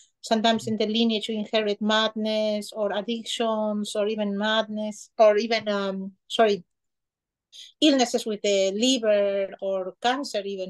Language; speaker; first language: English; non-native, fluent; Spanish